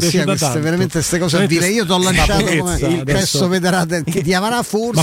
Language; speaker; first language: Italian; native; Italian